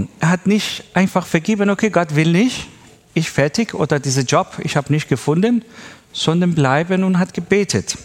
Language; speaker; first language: German; non-native, learner; Persian